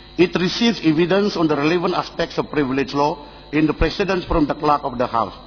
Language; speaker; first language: English; non-native, local second language; Malay